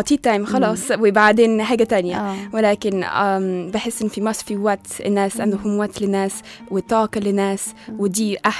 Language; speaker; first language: Arabic; non-native, learner; English